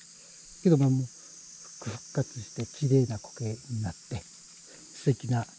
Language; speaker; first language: Japanese; native; Japanese